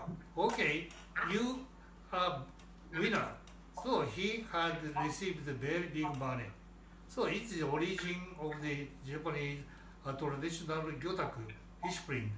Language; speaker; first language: English; non-native, learner; Japanese